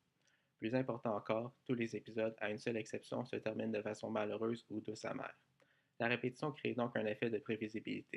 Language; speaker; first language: French; native; French